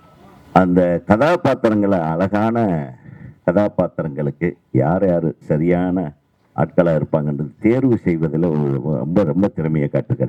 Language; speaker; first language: Tamil; native; Tamil